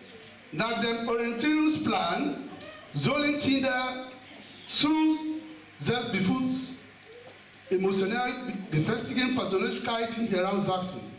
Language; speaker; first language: German; non-native, fluent; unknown